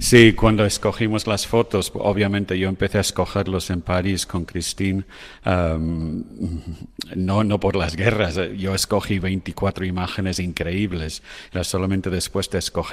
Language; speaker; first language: Spanish; non-native, fluent; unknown